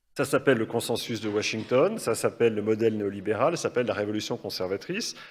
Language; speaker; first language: French; native; French